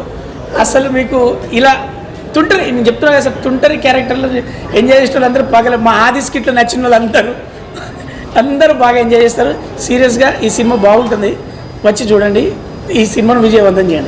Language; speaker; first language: Telugu; native; Telugu